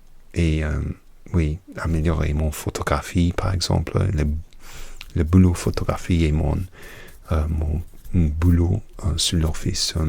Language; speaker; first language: French; non-native, learner; English